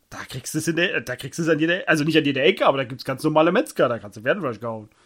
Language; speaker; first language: German; native; German